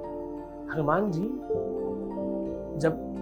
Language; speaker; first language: Hindi; native; Hindi